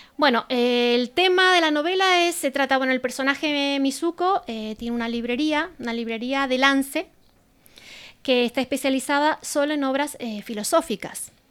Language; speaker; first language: Spanish; native; Spanish